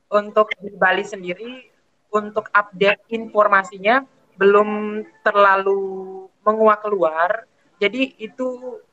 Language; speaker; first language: Indonesian; native; Indonesian